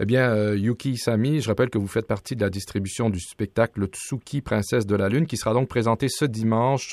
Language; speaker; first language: French; native; French